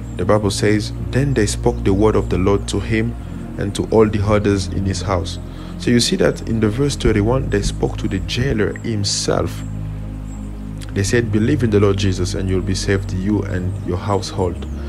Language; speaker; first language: English; non-native, fluent; French